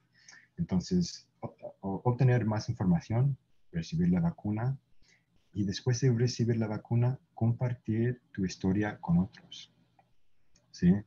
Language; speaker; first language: Spanish; non-native, fluent; English